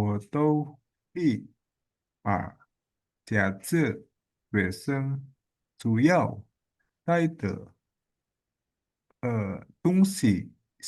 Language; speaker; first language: Chinese; non-native, learner; Indonesian